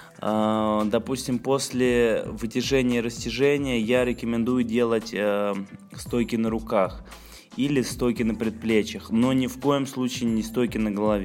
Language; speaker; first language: Russian; native; Russian